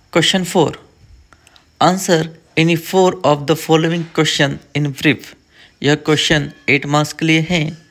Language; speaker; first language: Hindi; non-native, local second language; Marathi